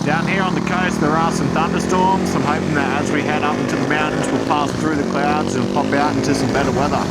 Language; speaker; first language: English; native; English